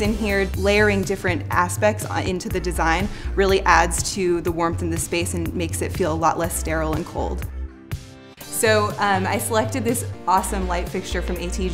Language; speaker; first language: English; native; English